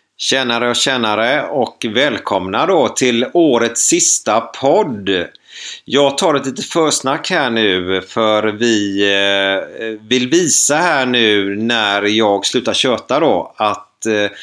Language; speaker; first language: Swedish; native; Swedish